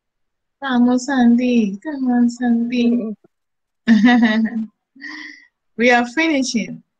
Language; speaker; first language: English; non-native, fluent; Spanish